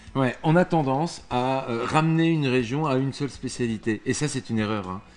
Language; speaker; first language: French; native; French